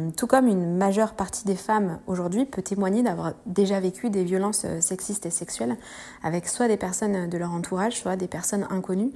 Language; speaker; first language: French; native; French